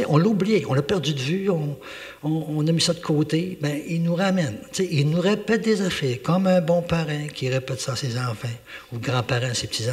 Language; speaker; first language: French; native; French